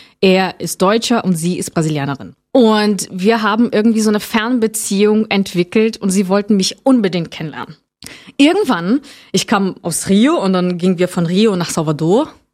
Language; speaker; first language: German; non-native, fluent; Portuguese